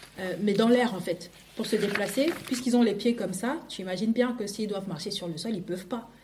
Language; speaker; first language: French; non-native, local second language; Duala